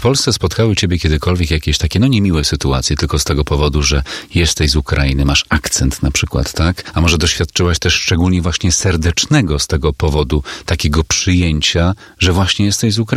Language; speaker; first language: Polish; native; Polish